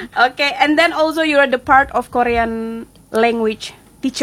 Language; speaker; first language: English; non-native, fluent; Indonesian